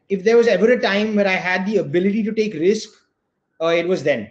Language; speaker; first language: English; non-native, local second language; Gujarati